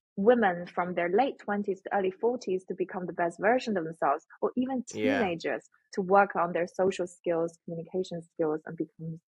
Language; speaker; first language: English; non-native, fluent; Chinese